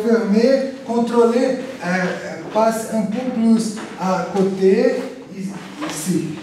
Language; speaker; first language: French; non-native, learner; Portuguese